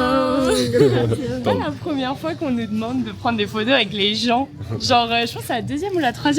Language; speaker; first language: French; native; French